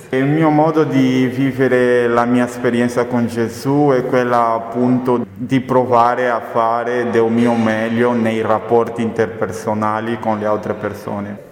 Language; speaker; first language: Italian; non-native, fluent; Portuguese